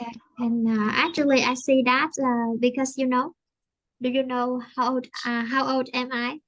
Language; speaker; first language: English; non-native, fluent; Vietnamese